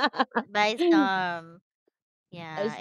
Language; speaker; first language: English; non-native, learner; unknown